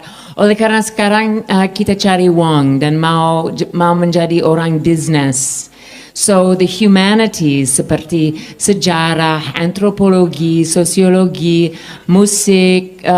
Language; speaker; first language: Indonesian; non-native, fluent; English